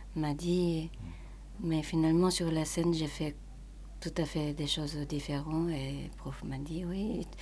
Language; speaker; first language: French; non-native, fluent; Japanese